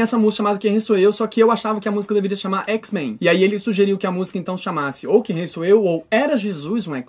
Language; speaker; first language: Portuguese; native; Portuguese